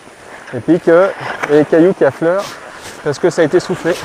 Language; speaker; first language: French; native; French